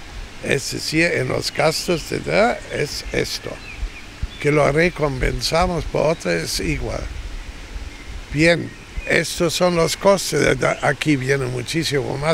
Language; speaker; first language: Spanish; non-native, fluent; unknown